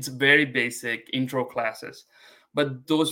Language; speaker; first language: English; non-native, local second language; Malayalam